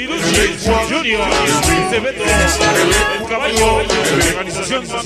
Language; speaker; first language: Spanish; native; Spanish